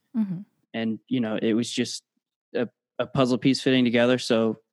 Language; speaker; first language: English; native; English